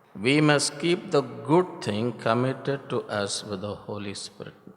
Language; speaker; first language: English; non-native, local second language; Tamil